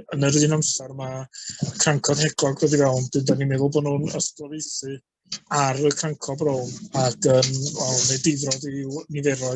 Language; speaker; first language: Welsh; native; Welsh